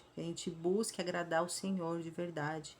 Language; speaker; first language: Portuguese; native; Portuguese